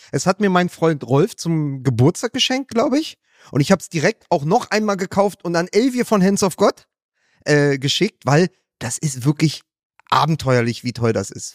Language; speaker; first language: German; native; German